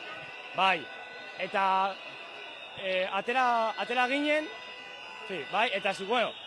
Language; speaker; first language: Basque; non-native, learner; Spanish